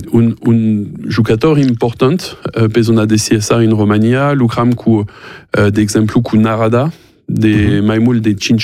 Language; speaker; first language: Romanian; non-native, learner; French